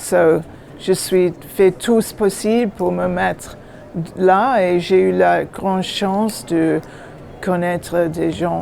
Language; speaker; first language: French; non-native, learner; English